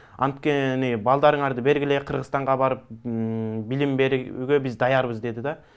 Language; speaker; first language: Kyrgyz; early bilingual, heritage; Kyrgyz